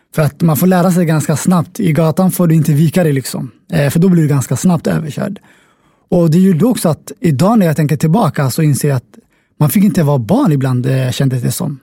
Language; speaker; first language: Swedish; early bilingual, other home language; Somali